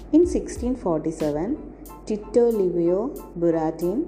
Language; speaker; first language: English; non-native, local second language; Malayalam